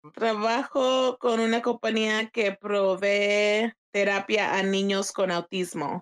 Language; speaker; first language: Spanish; early bilingual, heritage; Spanish